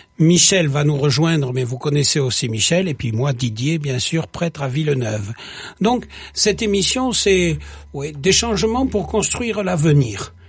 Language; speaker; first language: French; native; French